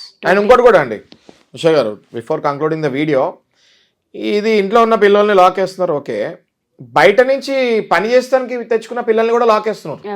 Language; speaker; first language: Telugu; native; Telugu